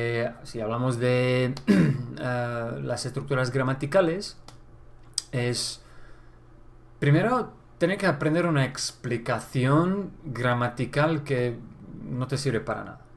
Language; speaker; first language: Spanish; non-native, fluent; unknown